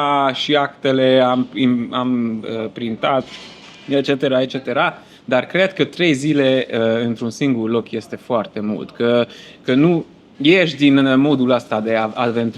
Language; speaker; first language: Romanian; non-native, fluent; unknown